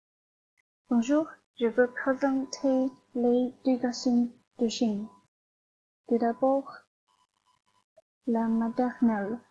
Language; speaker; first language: French; non-native, learner; Chinese